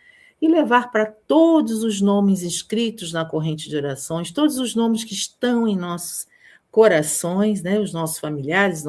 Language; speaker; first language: Portuguese; native; Portuguese